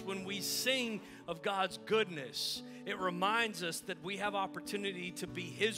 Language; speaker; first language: English; native; English